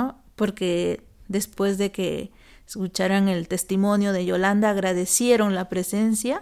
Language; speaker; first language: Spanish; native; Spanish